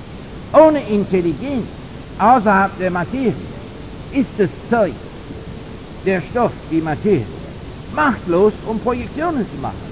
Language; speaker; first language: German; non-native, fluent; English